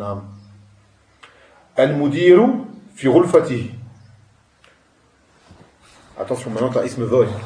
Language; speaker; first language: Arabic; non-native, fluent; French